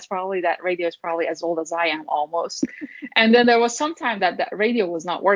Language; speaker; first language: English; non-native, fluent; Persian